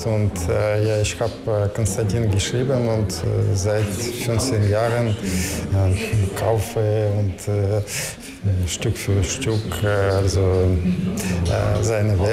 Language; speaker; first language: German; non-native, learner; Russian